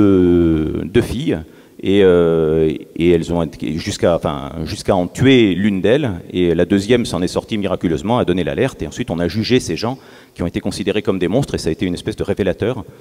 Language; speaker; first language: French; native; French